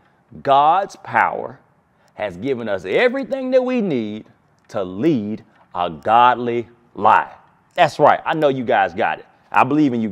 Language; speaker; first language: English; native; English